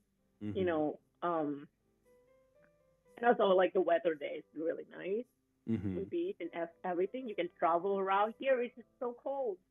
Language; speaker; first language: English; non-native, fluent; Thai